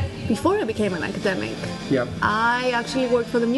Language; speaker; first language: English; non-native, fluent; Greek